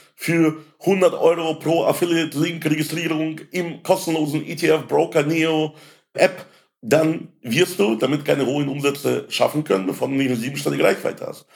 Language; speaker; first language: German; native; German